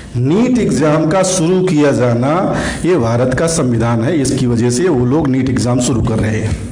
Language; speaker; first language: Hindi; native; Hindi